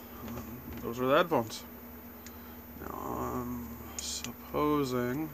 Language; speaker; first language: English; native; English